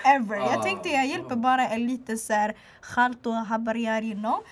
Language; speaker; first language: Swedish; early bilingual, other home language; Arabic